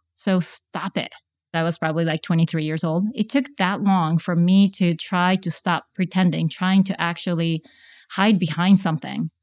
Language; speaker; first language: English; non-native, fluent; Japanese